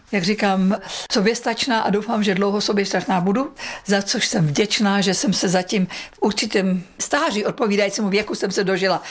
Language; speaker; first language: Czech; native; Czech